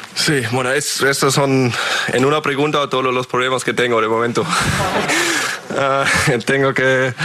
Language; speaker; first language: Spanish; non-native, fluent; German